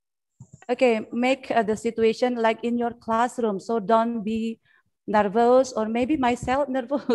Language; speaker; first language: English; non-native, fluent; Indonesian